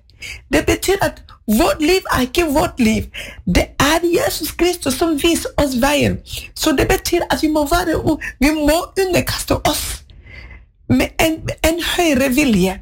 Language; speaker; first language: Norwegian; non-native, fluent; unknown